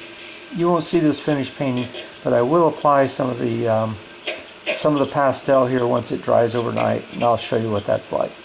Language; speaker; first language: English; native; English